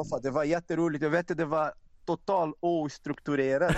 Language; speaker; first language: Swedish; non-native, fluent; Portuguese